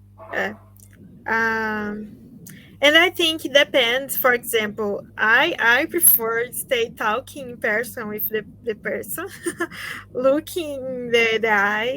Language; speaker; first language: English; non-native, learner; Portuguese